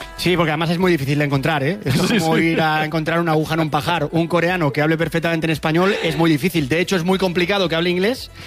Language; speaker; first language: Spanish; native; Spanish